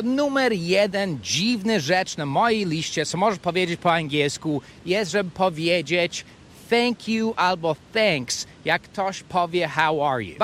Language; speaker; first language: Polish; non-native, fluent; English